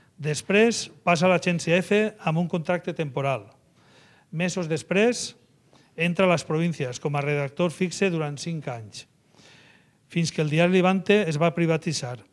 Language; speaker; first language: Catalan; native; Catalan